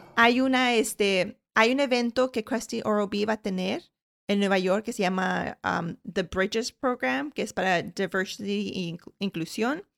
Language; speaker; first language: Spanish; early bilingual, heritage; Spanish